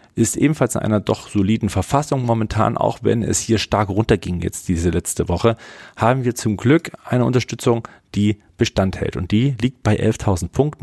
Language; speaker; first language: German; native; German